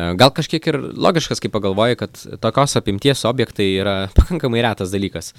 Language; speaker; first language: Lithuanian; native; Lithuanian